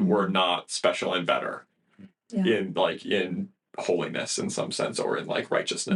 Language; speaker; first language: English; native; English